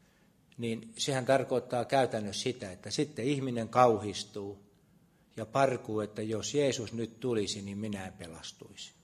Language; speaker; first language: Finnish; native; Finnish